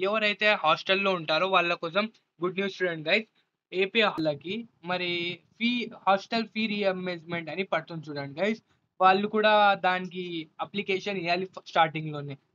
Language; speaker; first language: Telugu; non-native, local second language; Urdu